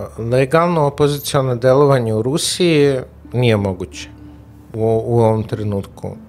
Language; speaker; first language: Serbian; non-native, fluent; Russian